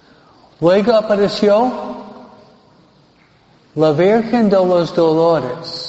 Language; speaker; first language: Spanish; non-native, fluent; English